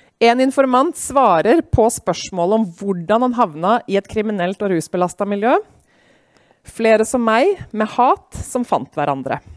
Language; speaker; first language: Norwegian; native; Norwegian